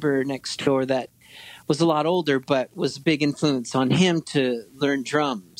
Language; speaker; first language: English; native; English